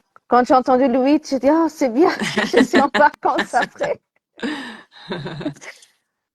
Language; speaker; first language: French; non-native, learner; Portuguese